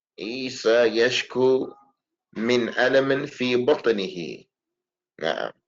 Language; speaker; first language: Arabic; non-native, fluent; English